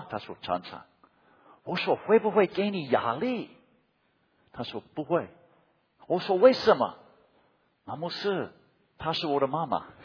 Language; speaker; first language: Chinese; non-native, fluent; English